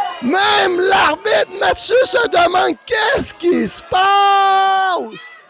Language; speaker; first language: French; native; French